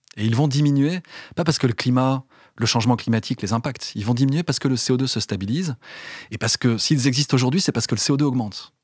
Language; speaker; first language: French; native; French